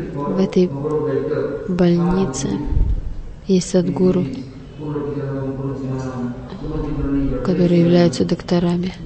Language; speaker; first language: Russian; non-native, learner; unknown